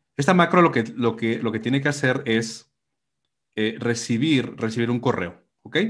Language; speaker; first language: Spanish; native; Spanish